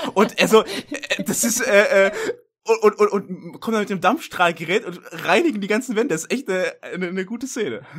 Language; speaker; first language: German; native; German